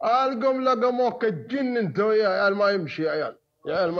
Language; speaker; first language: Arabic; native; Arabic